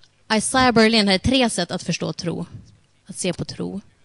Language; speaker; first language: Swedish; native; Swedish